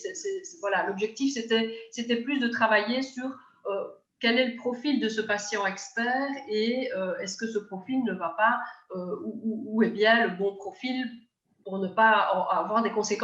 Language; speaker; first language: French; native; French